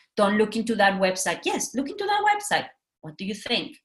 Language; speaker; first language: English; non-native, fluent; Spanish